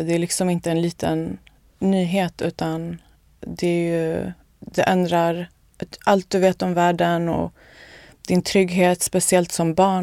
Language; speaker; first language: Swedish; early bilingual, other home language; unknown